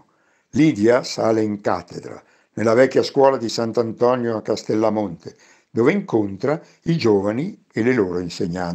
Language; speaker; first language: Italian; native; Italian